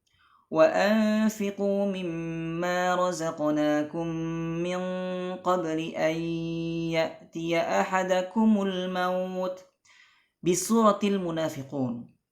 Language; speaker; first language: Arabic; non-native, fluent; Indonesian